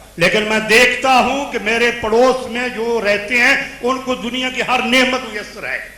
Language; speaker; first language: Urdu; non-native, local second language; Punjabi